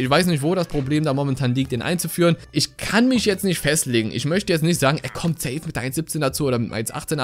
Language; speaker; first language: German; native; German